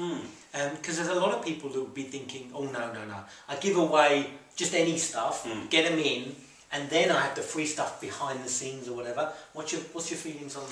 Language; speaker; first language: English; native; English